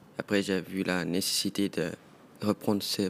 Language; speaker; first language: French; non-native, local second language; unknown